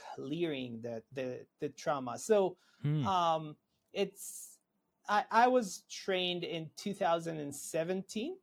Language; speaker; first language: English; non-native, fluent; Hebrew